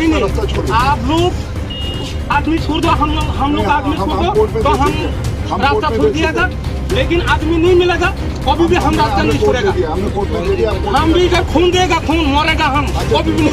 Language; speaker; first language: Hindi; non-native, local second language; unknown